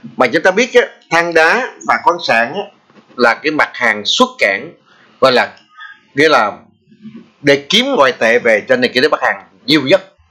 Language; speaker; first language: Vietnamese; native; Vietnamese